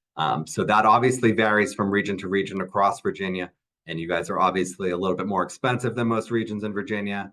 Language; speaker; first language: English; native; English